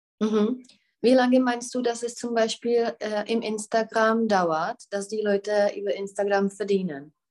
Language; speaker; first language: German; non-native, fluent; Czech